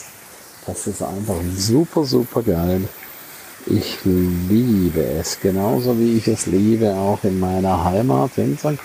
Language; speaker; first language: German; native; German